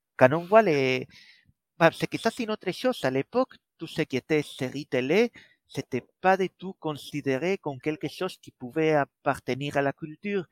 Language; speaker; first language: French; non-native, fluent; Spanish